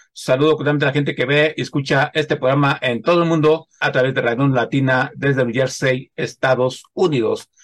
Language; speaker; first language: Spanish; native; Spanish